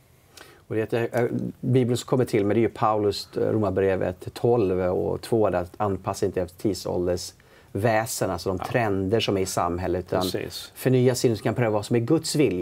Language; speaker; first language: Swedish; native; Swedish